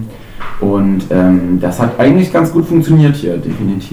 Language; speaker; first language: German; native; German